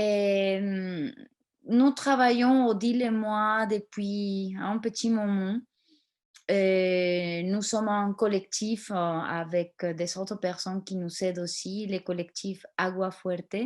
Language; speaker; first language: French; non-native, fluent; Spanish